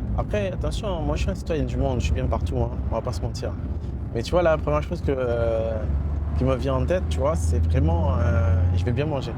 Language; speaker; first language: French; native; French